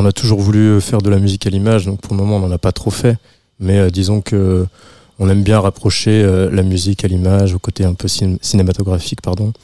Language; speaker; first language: French; native; French